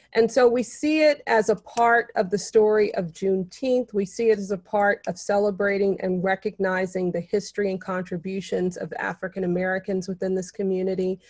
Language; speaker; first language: English; native; English